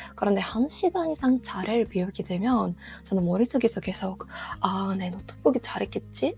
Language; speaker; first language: Korean; non-native, fluent; Russian